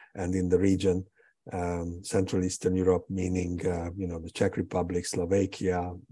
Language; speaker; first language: English; non-native, fluent; Hungarian